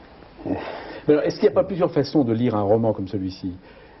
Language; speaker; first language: French; native; French